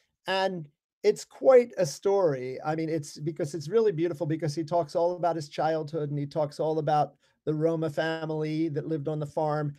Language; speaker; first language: English; native; English